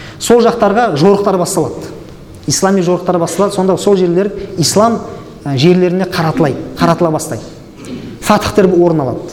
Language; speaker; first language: Kazakh; native; Kazakh